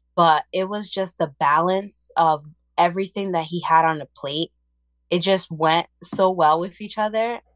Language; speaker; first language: English; early bilingual, other home language; Spanish